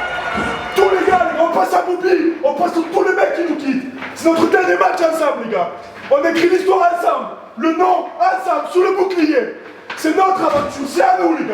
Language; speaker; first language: French; native; French